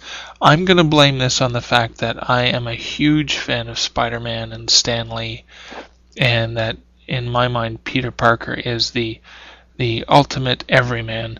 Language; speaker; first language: English; native; English